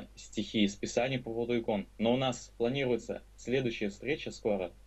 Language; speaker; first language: Russian; native; Russian